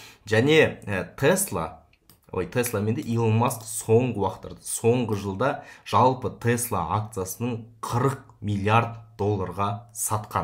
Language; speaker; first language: Kazakh; native; Kazakh